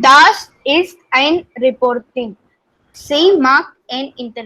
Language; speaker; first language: German; non-native, learner; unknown